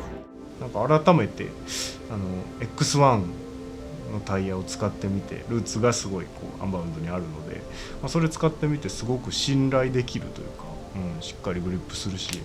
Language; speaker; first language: Japanese; native; Japanese